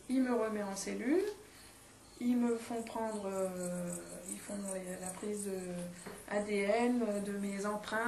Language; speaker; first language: French; native; French